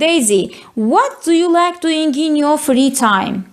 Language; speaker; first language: English; non-native, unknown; Turkish